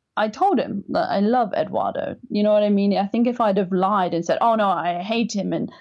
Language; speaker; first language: English; native; English